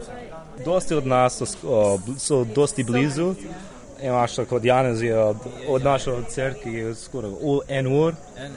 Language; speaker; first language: Slovenian; early bilingual, heritage; Slovenian